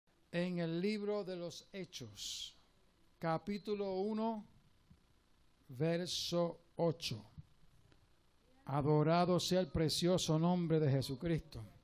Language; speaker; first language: Spanish; native; Spanish